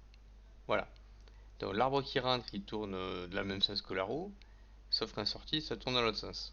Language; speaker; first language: French; native; French